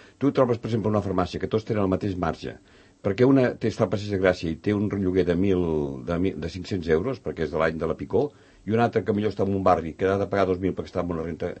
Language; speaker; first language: Catalan; native; Catalan